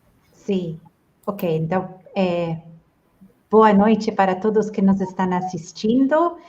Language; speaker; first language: Portuguese; non-native, fluent; Spanish